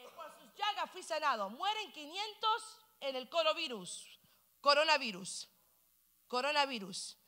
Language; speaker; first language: Spanish; early bilingual, heritage; Spanish